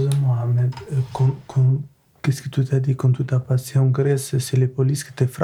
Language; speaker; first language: French; non-native, learner; Albanian